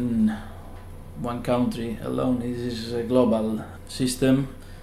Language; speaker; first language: English; non-native, learner; Spanish